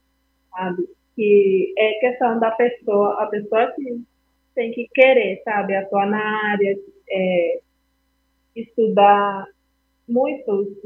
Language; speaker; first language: Portuguese; non-native, fluent; Spanish